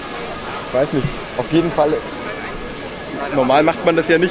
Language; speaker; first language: German; native; German